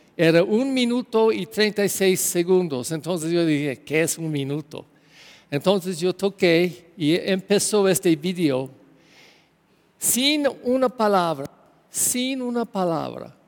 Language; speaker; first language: Spanish; non-native, learner; English